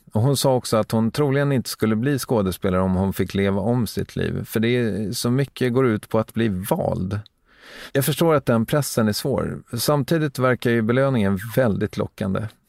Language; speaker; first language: Swedish; native; Swedish